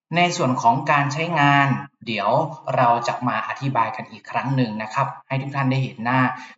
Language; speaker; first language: Thai; native; Thai